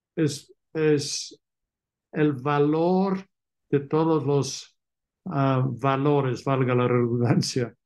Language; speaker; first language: Spanish; non-native, fluent; English